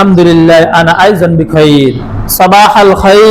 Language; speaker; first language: Arabic; non-native, fluent; Bangla